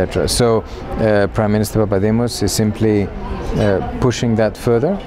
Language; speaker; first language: English; non-native, fluent; Greek